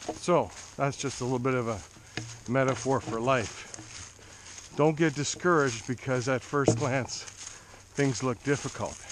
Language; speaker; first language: English; native; English